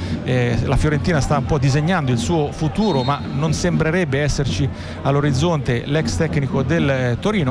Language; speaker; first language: Italian; native; Italian